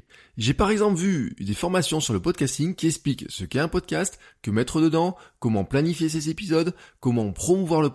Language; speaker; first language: French; native; French